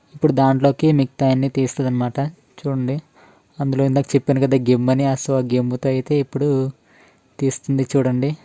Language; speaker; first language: Telugu; non-native, local second language; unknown